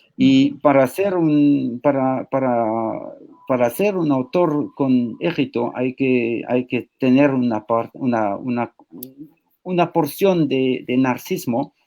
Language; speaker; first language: Spanish; non-native, fluent; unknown